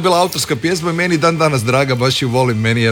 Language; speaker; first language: Serbian; native; Serbian